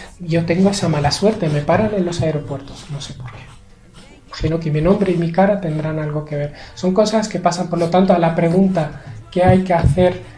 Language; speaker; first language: Spanish; early bilingual, other home language; Arabic